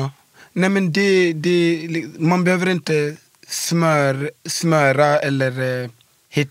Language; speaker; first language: Swedish; early bilingual, other home language; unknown